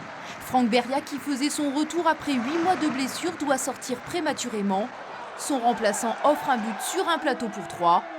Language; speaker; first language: French; native; French